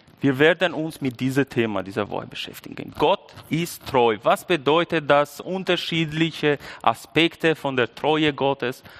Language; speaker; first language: German; non-native, fluent; Albanian